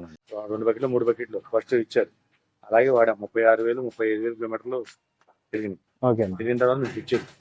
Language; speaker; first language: Telugu; native; Telugu